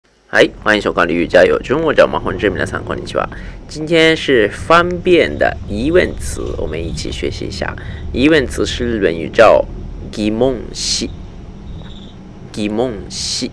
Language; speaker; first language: Chinese; non-native, fluent; Japanese